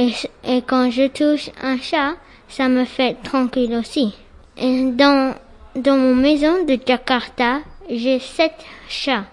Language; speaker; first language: French; non-native, learner; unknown